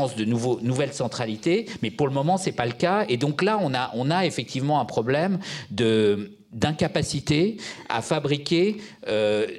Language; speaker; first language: French; native; French